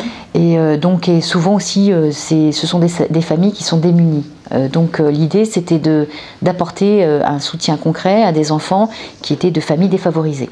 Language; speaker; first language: French; native; French